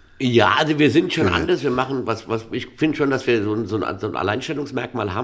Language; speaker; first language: German; native; German